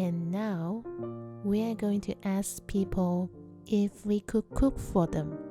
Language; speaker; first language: English; non-native, fluent; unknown